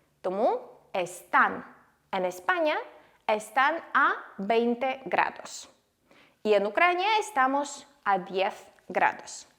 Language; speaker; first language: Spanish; non-native, fluent; Ukrainian